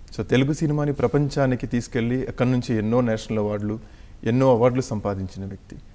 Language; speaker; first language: Telugu; native; Telugu